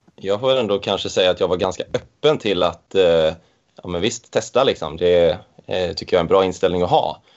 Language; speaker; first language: Swedish; native; Swedish